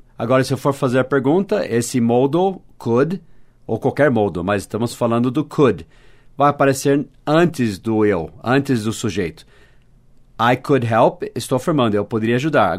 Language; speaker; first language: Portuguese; non-native, fluent; English